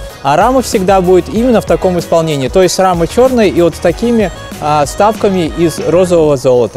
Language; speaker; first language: Russian; native; Russian